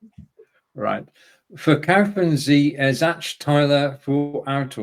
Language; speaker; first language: German; non-native, learner; English